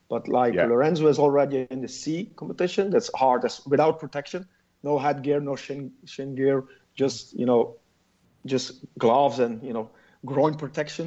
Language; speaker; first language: English; non-native, fluent; Dutch